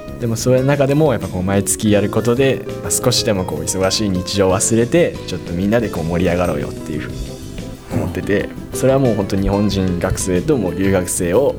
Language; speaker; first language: Japanese; native; Japanese